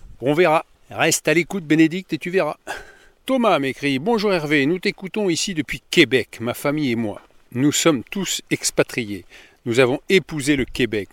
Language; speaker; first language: French; native; French